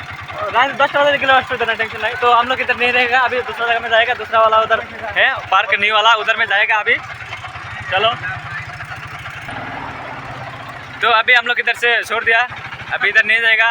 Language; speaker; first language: Hindi; non-native, learner; Bangla